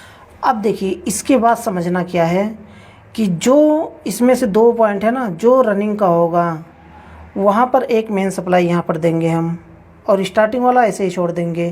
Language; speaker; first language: Hindi; native; Hindi